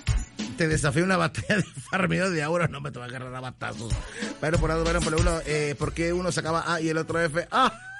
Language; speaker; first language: Spanish; native; Spanish